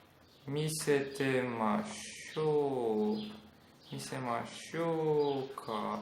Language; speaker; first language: Japanese; non-native, learner; Portuguese